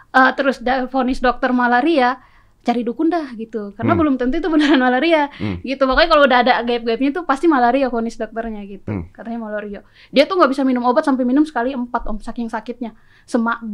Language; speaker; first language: Indonesian; native; Indonesian